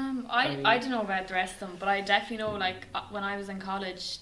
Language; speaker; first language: English; native; English